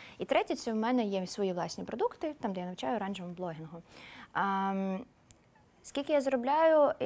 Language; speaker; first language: Ukrainian; non-native, local second language; Russian